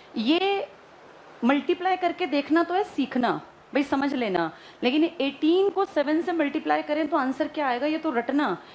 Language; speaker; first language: Hindi; native; Hindi